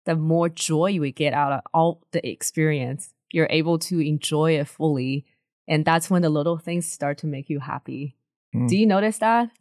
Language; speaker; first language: English; early bilingual, other home language; Chinese